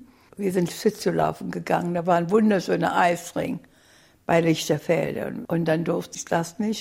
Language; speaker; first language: German; native; German